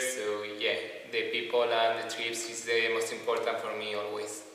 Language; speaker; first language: English; non-native, fluent; Spanish